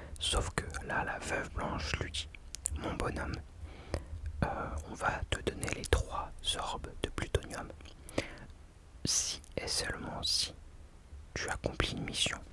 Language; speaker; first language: French; native; French